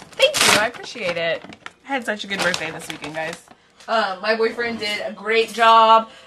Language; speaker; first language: English; native; English